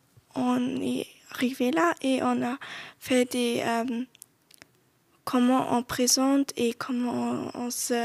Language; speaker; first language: French; non-native, local second language; Luxembourgish